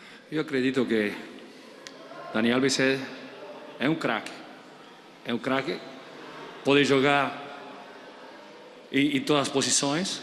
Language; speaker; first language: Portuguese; non-native, learner; Spanish